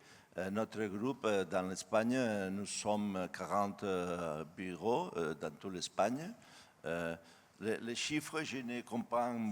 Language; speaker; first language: French; non-native, learner; Spanish